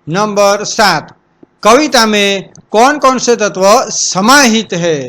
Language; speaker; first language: Hindi; non-native, local second language; Gujarati